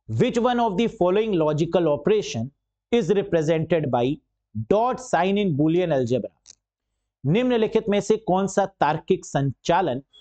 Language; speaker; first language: Hindi; native; Hindi